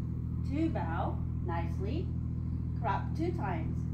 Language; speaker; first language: English; non-native, local second language; Japanese